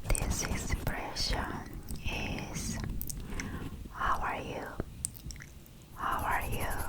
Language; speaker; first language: English; non-native, learner; Korean